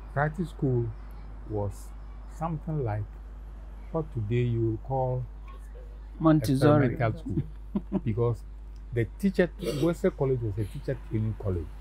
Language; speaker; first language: English; non-native, local second language; Akan